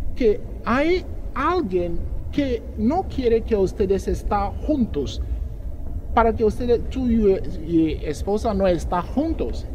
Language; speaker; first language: Spanish; non-native, learner; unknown